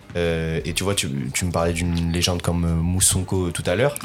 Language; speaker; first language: French; native; French